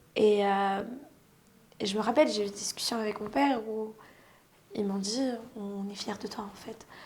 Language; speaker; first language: French; non-native, local second language; Arabic